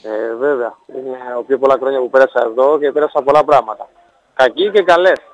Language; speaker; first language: Greek; non-native, learner; Spanish